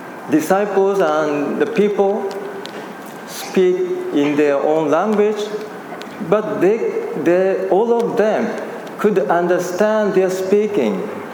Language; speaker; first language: English; non-native, fluent; Japanese